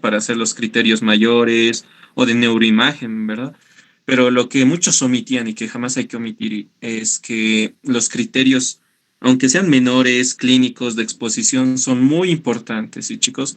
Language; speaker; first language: Spanish; native; Spanish